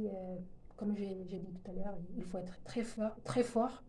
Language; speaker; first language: French; non-native, fluent; Spanish